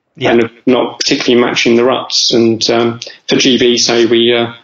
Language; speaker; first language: English; native; English